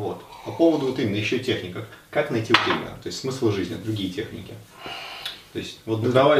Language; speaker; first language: Russian; native; Russian